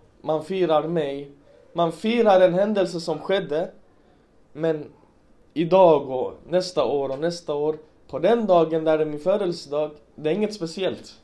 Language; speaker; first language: Swedish; early bilingual, other home language; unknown